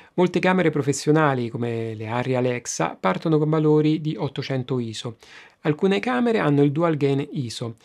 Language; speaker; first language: Italian; native; Italian